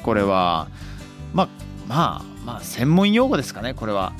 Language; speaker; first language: Japanese; early bilingual, heritage; Japanese